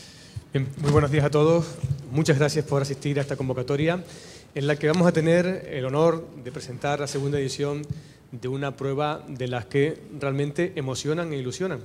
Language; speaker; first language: Spanish; native; Spanish